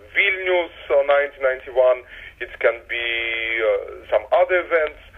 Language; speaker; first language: English; non-native, fluent; Russian